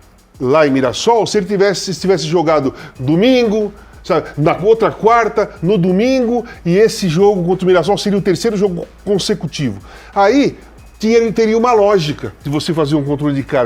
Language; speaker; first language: Portuguese; native; Portuguese